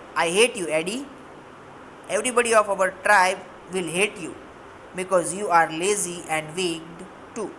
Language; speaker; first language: English; non-native, local second language; Gujarati